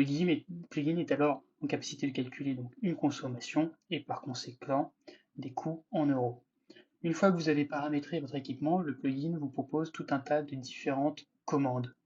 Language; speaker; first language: French; native; French